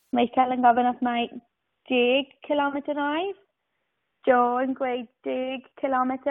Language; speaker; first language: Welsh; native; Welsh